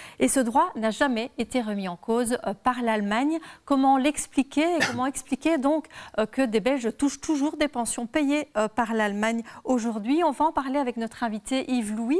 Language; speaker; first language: French; native; French